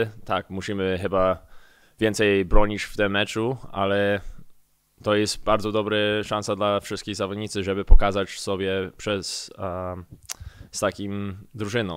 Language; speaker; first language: Polish; early bilingual, heritage; English